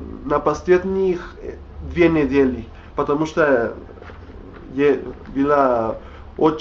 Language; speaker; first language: Russian; non-native, learner; Spanish